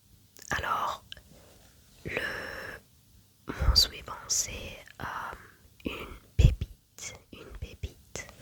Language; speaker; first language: French; non-native, learner; German